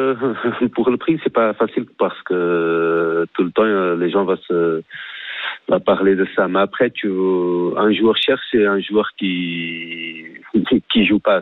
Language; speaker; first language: French; non-native, fluent; Portuguese